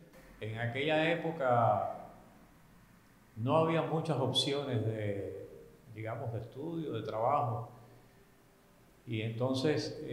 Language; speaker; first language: Spanish; native; Spanish